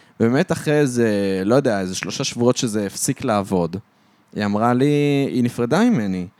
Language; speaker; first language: Hebrew; early bilingual, other home language; French